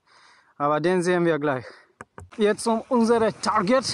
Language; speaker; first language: German; non-native, learner; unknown